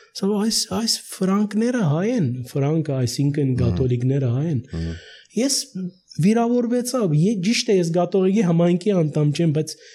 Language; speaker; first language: Armenian; early bilingual, heritage; Armenian